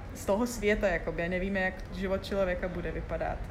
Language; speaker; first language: Czech; non-native, fluent; Lithuanian